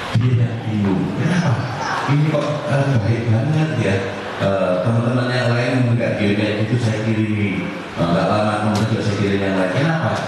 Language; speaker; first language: Indonesian; native; Indonesian